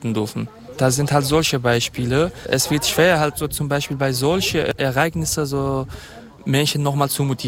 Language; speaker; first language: German; non-native, fluent; Kurdish